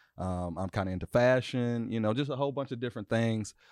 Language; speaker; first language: English; native; English